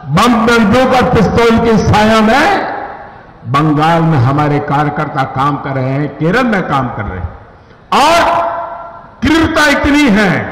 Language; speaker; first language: Hindi; non-native, local second language; Gujarati